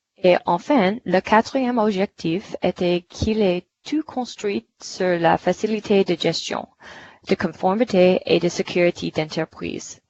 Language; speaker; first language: French; non-native, fluent; English